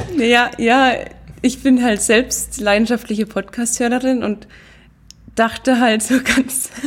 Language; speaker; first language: German; native; German